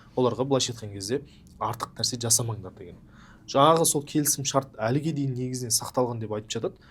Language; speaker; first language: Kazakh; native; Kazakh